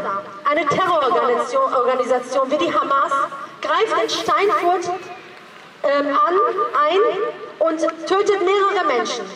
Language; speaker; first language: German; early bilingual, other home language; Persian